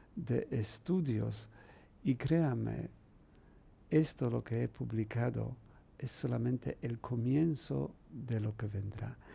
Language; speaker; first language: Spanish; non-native, fluent; Polish